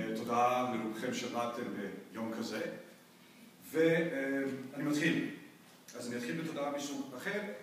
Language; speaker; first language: Hebrew; non-native, fluent; Bosnian